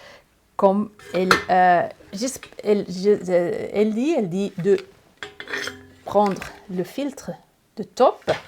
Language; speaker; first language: French; non-native, learner; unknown